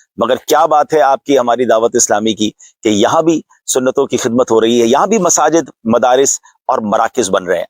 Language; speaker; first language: Urdu; native; Urdu